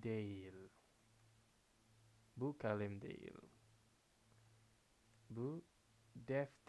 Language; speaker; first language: Turkish; non-native, fluent; Indonesian